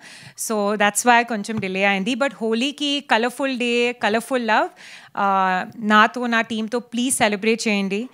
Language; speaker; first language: Telugu; non-native, learner; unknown